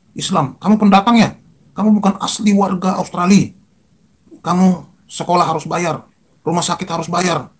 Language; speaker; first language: Indonesian; native; Indonesian